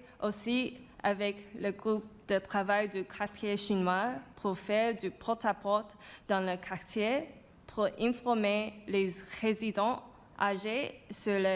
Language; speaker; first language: French; non-native, fluent; Chinese